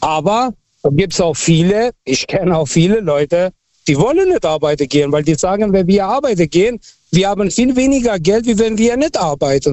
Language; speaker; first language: German; early bilingual, other home language; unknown